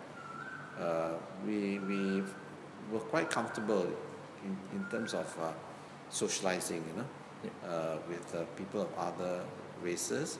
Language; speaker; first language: English; non-native, local second language; Min Nan Chinese